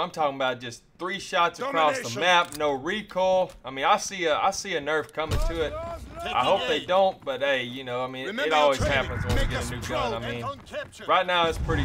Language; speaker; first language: English; native; English